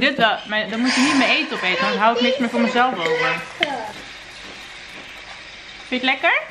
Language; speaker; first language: Dutch; native; Dutch